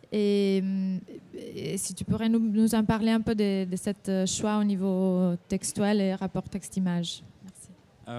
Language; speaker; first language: French; non-native, fluent; Italian